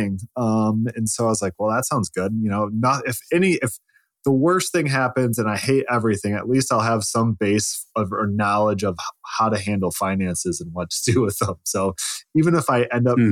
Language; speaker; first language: English; native; English